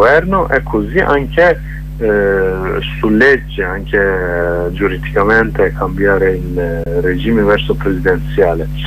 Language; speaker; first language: Italian; non-native, learner; Kurdish